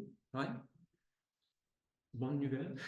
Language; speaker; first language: French; non-native, fluent; English